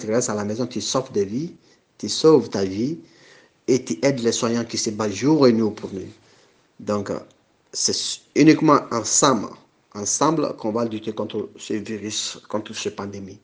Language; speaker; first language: French; non-native, local second language; Bambara